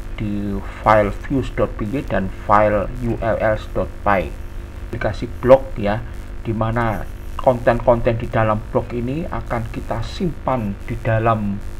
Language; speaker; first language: Indonesian; native; Indonesian